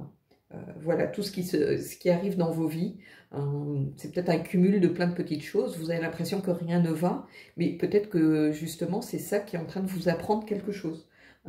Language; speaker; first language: French; native; French